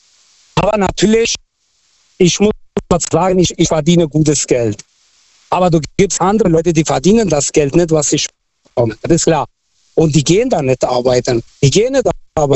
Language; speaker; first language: German; non-native, fluent; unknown